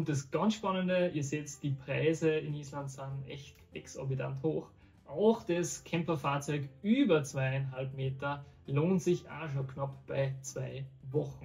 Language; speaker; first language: German; native; German